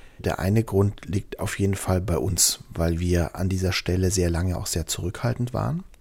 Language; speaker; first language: German; native; German